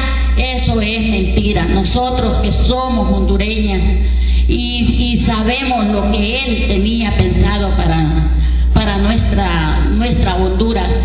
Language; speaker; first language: Spanish; native; Spanish